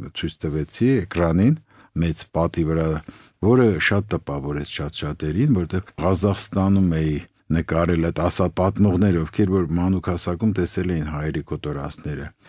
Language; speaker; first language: Armenian; native; Armenian